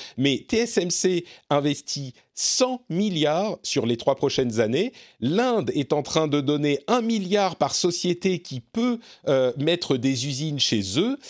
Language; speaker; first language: French; native; French